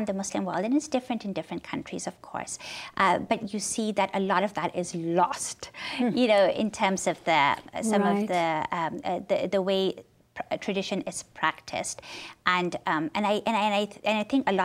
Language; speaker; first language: English; non-native, local second language; Urdu